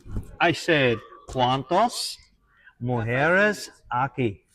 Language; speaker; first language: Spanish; non-native, learner; English